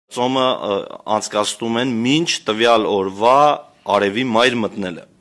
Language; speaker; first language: Armenian; non-native, local second language; Kurdish